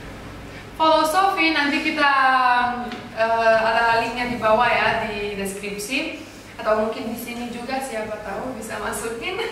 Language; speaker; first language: Indonesian; non-native, fluent; Romanian